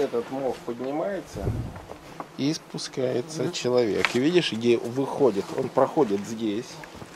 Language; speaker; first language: Russian; native; Russian